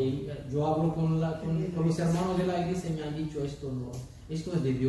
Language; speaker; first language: Spanish; non-native, learner; Arabic